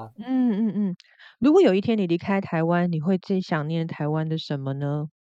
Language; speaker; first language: Chinese; native; Chinese